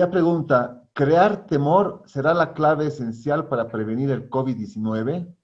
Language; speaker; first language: Spanish; native; Spanish